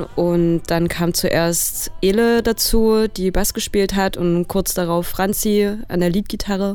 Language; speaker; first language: German; native; German